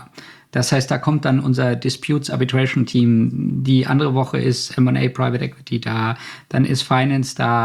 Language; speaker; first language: German; native; German